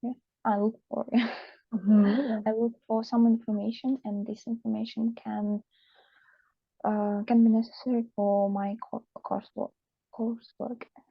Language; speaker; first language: English; non-native, learner; Russian